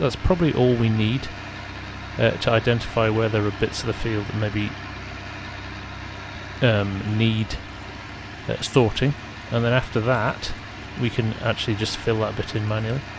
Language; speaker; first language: English; native; English